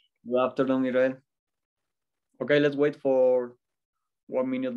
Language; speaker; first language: English; non-native, fluent; Spanish